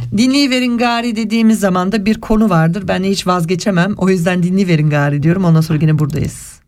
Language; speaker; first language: Turkish; early bilingual, heritage; Turkish